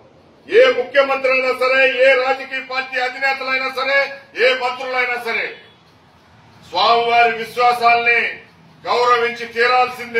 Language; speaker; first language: Telugu; native; Telugu